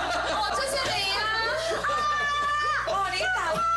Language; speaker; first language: Chinese; native; Chinese